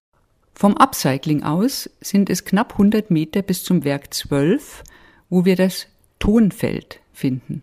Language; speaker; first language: German; native; German